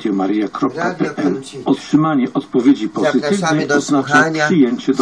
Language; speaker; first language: Polish; native; Polish